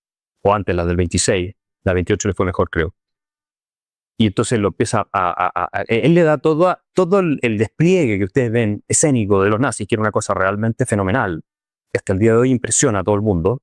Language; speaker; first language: Spanish; native; Spanish